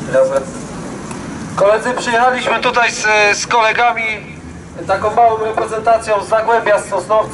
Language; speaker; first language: Polish; native; Polish